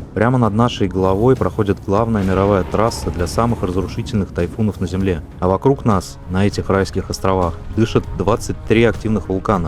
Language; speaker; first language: Russian; native; Russian